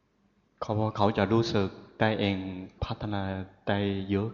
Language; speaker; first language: Thai; non-native, fluent; Chinese